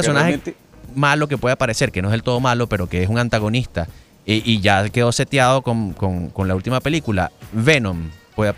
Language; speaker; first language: Spanish; native; Spanish